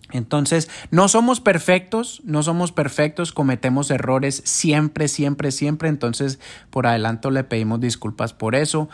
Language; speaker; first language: Spanish; early bilingual, heritage; Spanish